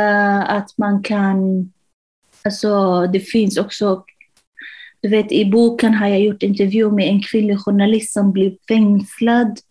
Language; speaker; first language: Swedish; non-native, fluent; Arabic